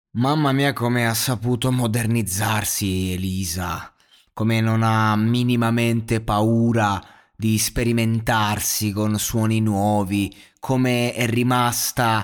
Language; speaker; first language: Italian; native; Italian